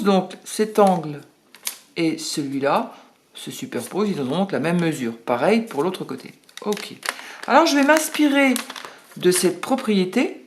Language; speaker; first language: French; native; French